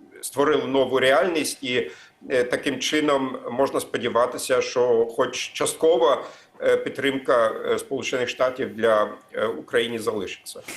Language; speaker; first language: Ukrainian; non-native, fluent; German